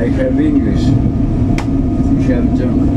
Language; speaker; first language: English; non-native, learner; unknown